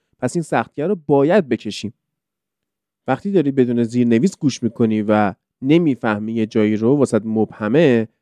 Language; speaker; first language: Persian; native; Persian